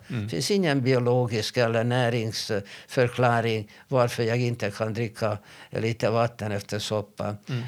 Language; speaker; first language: Swedish; non-native, fluent; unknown